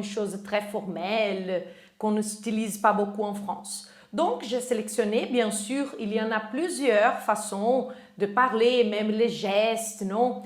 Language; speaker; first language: French; non-native, fluent; Portuguese